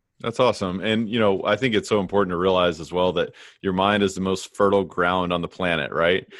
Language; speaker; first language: English; native; English